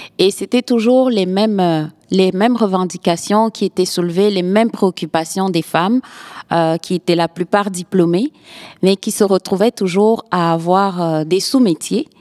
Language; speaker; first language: French; native; French